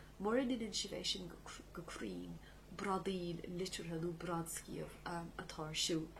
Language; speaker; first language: Irish; native; Irish